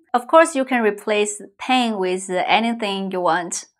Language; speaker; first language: English; non-native, fluent; Chinese